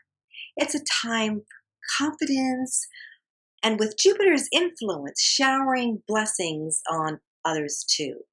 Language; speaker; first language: English; native; English